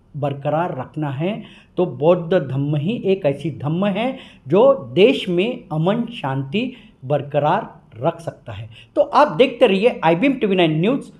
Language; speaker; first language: Hindi; non-native, local second language; Marathi